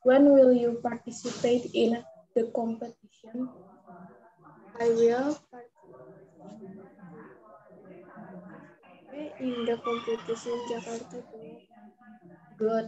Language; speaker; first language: English; non-native, learner; Indonesian